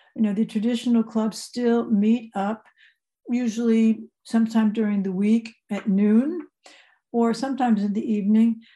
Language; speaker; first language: English; native; English